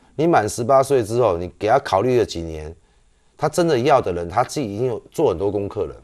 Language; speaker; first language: Chinese; native; Chinese